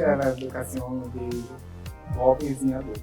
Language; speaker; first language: Spanish; non-native, learner; Portuguese